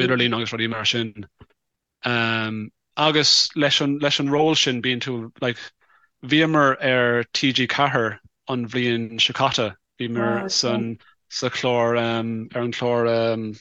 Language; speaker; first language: Irish; non-native, local second language; English